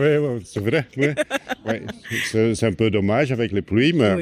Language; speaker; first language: French; non-native, local second language; Dutch